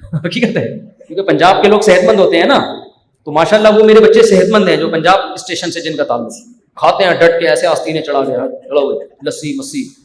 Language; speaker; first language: Urdu; native; Urdu